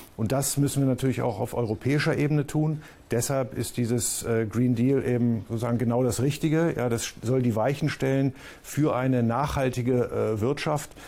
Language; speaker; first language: German; native; German